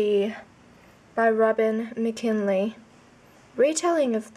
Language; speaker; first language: English; native; English